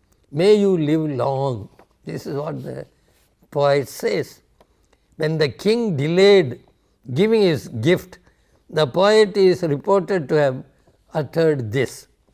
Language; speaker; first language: English; non-native, local second language; Tamil